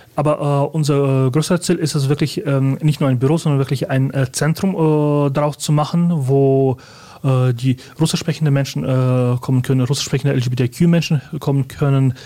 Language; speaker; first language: German; early bilingual, other home language; Russian